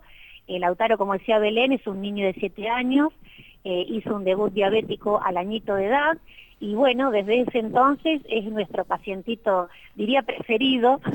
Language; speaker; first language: Spanish; native; Spanish